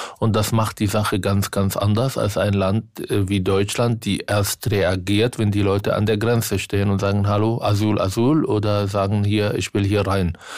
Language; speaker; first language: German; non-native, fluent; Arabic